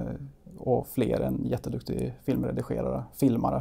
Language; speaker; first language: Swedish; native; Swedish